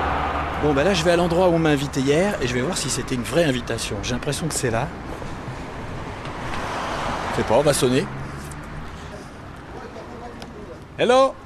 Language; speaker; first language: French; native; French